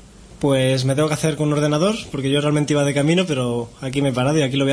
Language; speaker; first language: Spanish; native; Spanish